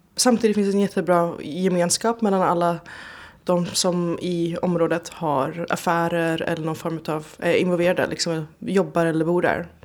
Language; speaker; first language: Swedish; early bilingual, other home language; Persian